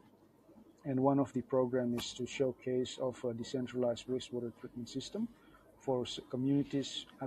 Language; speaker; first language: English; non-native, fluent; Indonesian